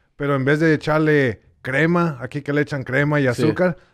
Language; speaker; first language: Spanish; early bilingual, heritage; Spanish